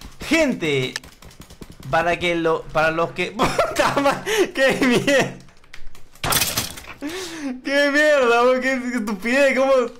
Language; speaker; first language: Spanish; native; Spanish